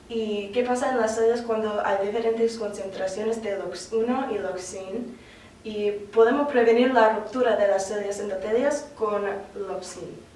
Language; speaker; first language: Spanish; non-native, fluent; English